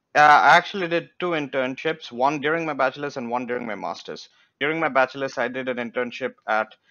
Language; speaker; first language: English; non-native, local second language; Bangla